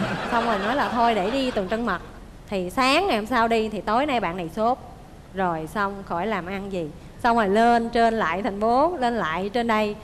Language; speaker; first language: Vietnamese; native; Vietnamese